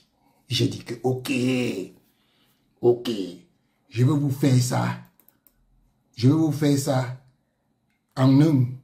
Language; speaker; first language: French; native; French